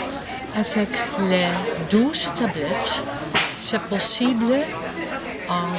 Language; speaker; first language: French; non-native, learner; Dutch